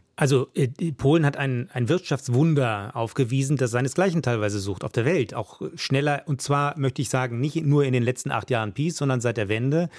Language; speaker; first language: German; native; German